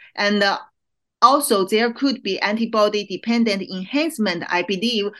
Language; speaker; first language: English; non-native, fluent; Chinese